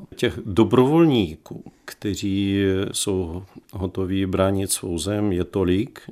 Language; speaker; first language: Czech; non-native, fluent; Ukrainian